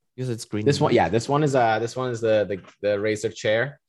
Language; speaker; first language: English; non-native, fluent; Turkish